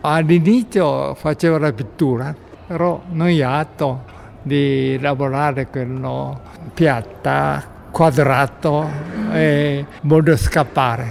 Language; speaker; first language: Italian; non-native, learner; Japanese